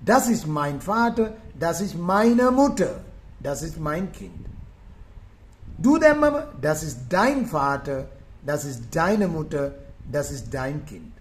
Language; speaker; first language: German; non-native, fluent; Sinhala